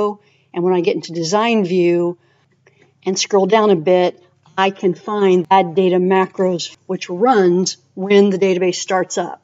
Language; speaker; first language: English; native; English